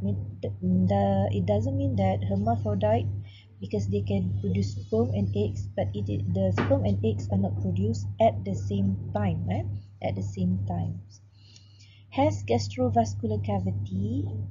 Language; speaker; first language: English; non-native, local second language; Malay